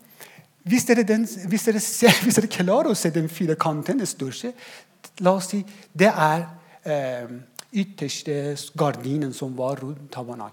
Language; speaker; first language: Norwegian; non-native, fluent; Persian